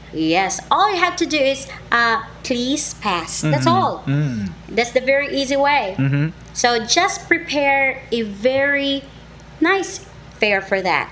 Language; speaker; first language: English; non-native, local second language; Cebuano